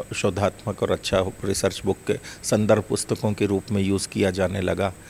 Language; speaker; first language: Hindi; native; Hindi